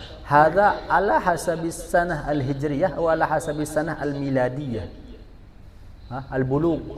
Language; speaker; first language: Arabic; non-native, fluent; Indonesian